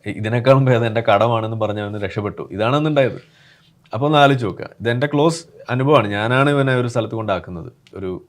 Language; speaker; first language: Malayalam; native; Malayalam